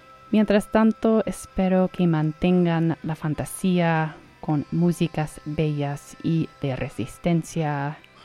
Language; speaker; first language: Spanish; non-native, fluent; English